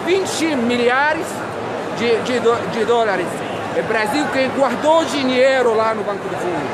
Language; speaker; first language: Portuguese; non-native, learner; Arabic